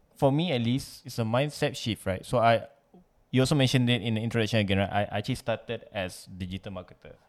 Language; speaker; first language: English; non-native, local second language; Malay